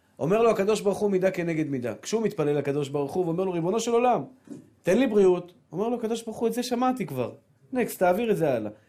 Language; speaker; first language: Hebrew; native; Hebrew